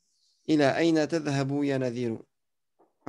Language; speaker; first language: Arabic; non-native, fluent; French